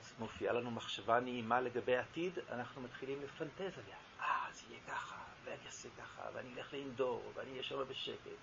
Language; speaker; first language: Hebrew; native; Hebrew